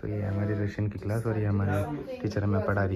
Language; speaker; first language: Hindi; native; Hindi